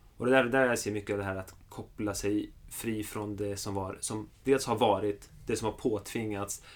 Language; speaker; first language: Swedish; early bilingual, other home language; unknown